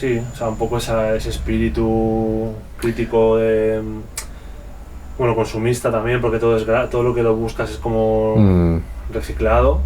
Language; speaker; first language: Spanish; native; Spanish